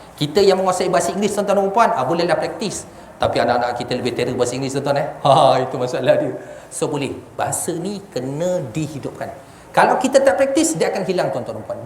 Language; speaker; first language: Malay; non-native, local second language; Javanese